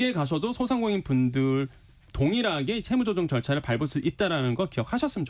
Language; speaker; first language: Korean; native; Korean